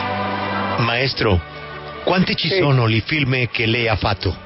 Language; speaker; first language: Italian; non-native, learner; Spanish